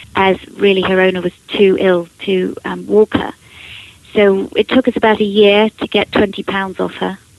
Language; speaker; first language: English; native; English